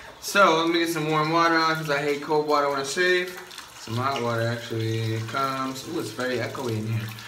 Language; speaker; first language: English; native; English